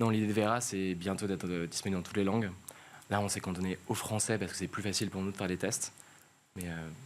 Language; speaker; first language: French; native; French